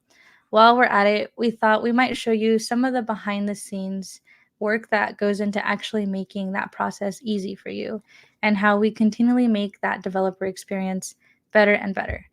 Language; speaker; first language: English; native; English